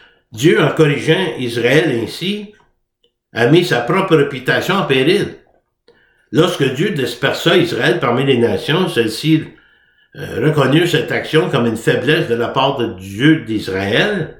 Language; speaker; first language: French; native; French